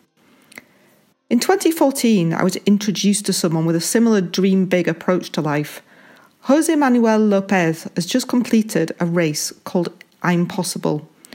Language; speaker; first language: English; native; English